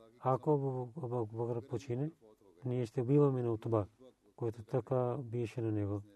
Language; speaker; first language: Bulgarian; non-native, learner; Urdu